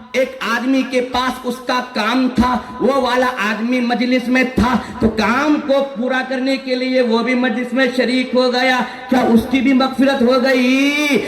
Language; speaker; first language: Urdu; native; Urdu